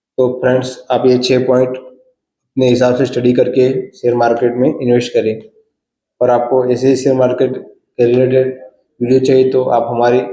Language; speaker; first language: Hindi; non-native, local second language; Gujarati